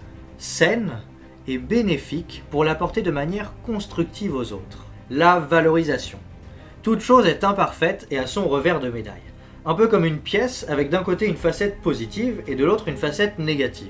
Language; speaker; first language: French; native; French